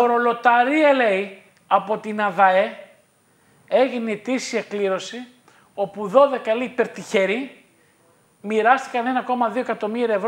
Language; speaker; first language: Greek; native; Greek